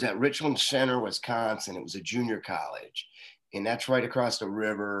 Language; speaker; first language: English; native; English